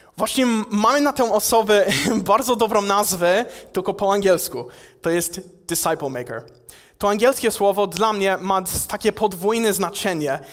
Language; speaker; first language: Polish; non-native, fluent; English